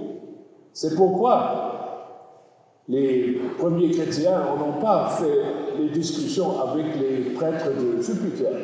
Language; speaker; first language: French; non-native, learner; German